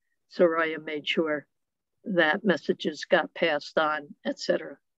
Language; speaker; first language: English; native; English